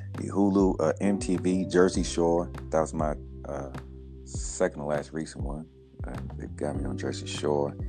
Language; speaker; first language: English; native; English